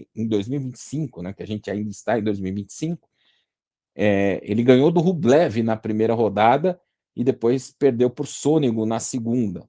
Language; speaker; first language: Portuguese; native; Portuguese